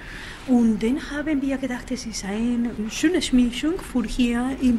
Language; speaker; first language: German; non-native, fluent; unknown